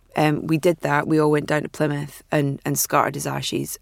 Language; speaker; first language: English; native; English